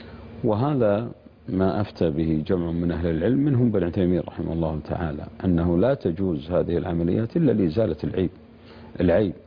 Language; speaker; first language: Arabic; native; Arabic